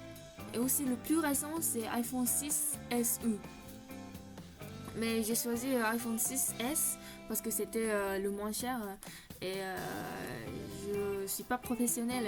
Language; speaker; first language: French; non-native, learner; Japanese